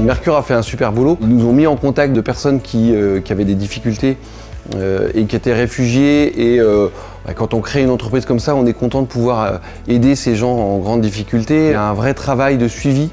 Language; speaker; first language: French; native; French